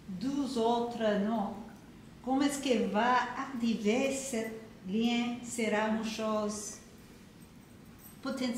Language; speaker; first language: French; non-native, learner; English